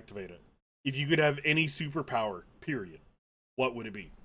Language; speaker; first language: English; native; English